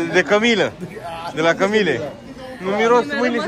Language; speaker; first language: Romanian; native; Romanian